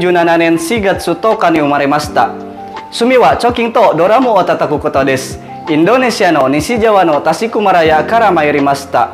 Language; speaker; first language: Japanese; non-native, learner; Indonesian